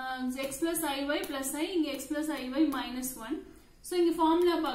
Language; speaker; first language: Tamil; native; Tamil